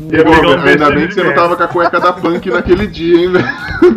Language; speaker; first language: Portuguese; native; Portuguese